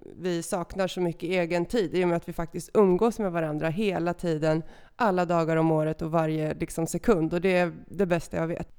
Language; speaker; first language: Swedish; native; Swedish